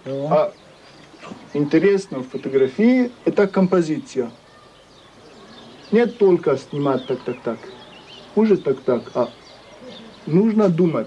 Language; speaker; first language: Russian; non-native, learner; French